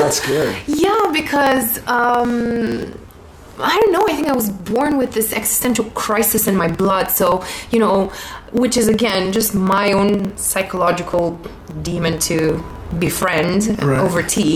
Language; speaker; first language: English; non-native, fluent; Romanian